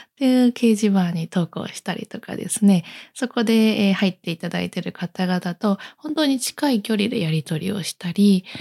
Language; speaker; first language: Japanese; native; Japanese